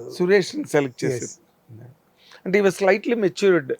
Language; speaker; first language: Telugu; native; Telugu